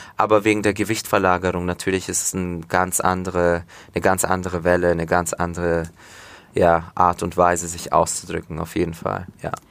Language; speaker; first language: German; early bilingual, other home language; Turkish